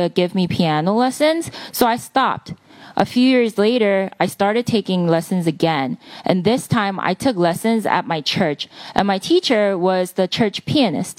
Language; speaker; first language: English; early bilingual, other home language; Korean